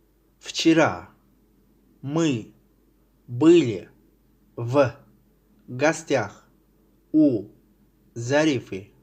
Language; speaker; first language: Russian; non-native, fluent; Tajik